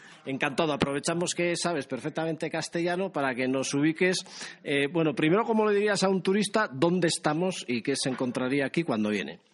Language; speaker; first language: Spanish; native; Spanish